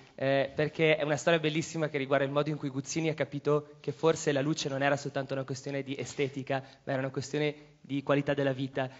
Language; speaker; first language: Italian; native; Italian